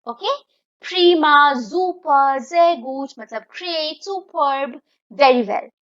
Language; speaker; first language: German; non-native, fluent; Hindi